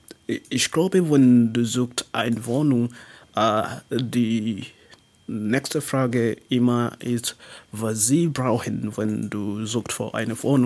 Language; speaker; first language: German; non-native, learner; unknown